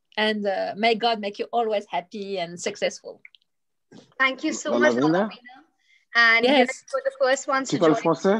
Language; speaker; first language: English; early bilingual, other home language; Arabic